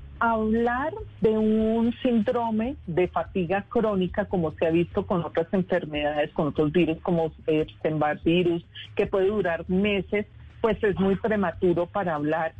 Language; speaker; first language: Spanish; native; Spanish